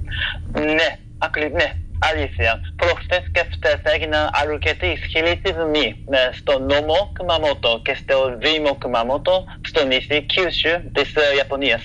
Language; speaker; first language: Greek; non-native, fluent; Japanese